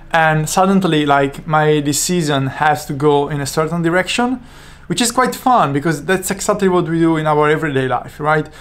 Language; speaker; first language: English; non-native, fluent; Italian